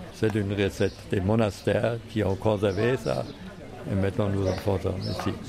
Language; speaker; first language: French; non-native, fluent; German